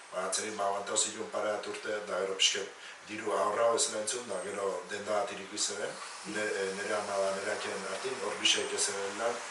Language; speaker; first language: Basque; early bilingual, other home language; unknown